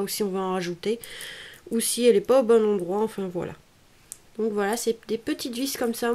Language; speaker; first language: French; native; French